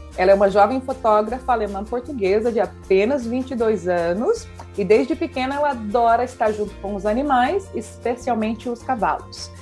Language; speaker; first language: Portuguese; native; Portuguese